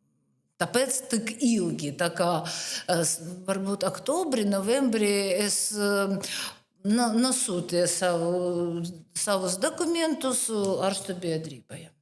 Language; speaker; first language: Latvian; non-native, learner; Russian